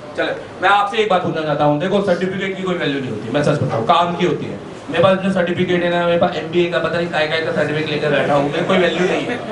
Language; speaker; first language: Hindi; native; Hindi